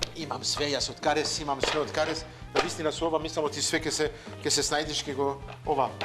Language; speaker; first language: Macedonian; non-native, fluent; French